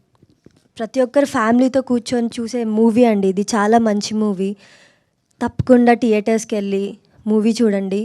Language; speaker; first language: Telugu; native; Telugu